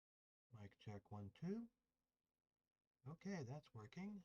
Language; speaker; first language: English; native; English